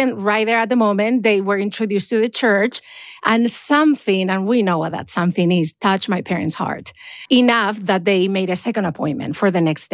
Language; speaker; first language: English; non-native, fluent; Spanish